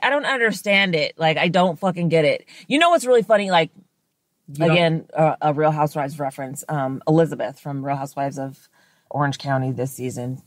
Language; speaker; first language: English; native; English